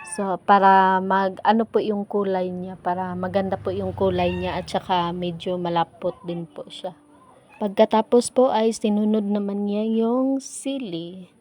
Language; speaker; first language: Filipino; non-native, local second language; Cebuano